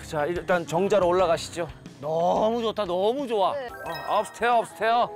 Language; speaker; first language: Korean; native; Korean